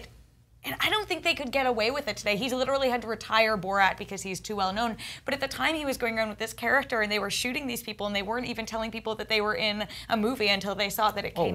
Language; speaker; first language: English; native; English